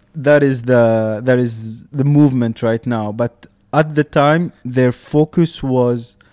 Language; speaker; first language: English; non-native, fluent; Arabic